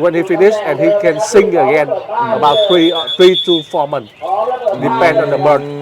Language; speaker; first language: English; non-native, learner; Vietnamese